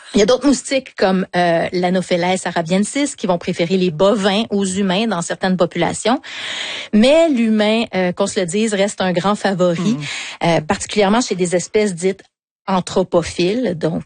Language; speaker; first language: French; native; French